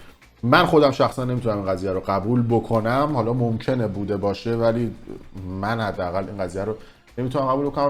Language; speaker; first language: Persian; native; Persian